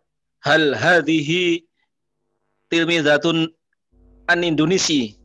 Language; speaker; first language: Arabic; non-native, learner; Indonesian